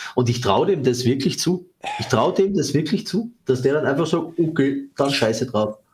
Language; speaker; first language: German; native; German